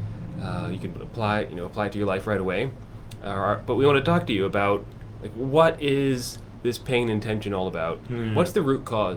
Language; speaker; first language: English; native; English